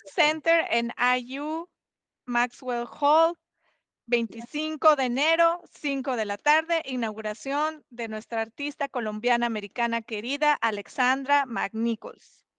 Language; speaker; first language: Spanish; native; Spanish